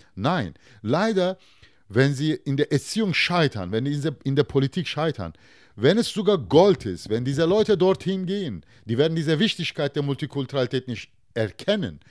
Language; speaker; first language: German; non-native, fluent; Turkish